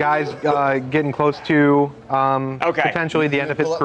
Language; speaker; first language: English; native; English